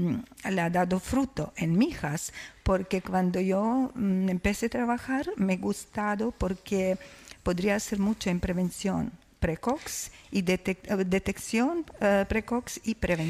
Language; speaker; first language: Spanish; non-native, fluent; Croatian